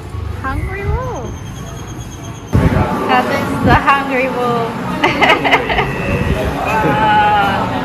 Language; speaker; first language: English; non-native, fluent; German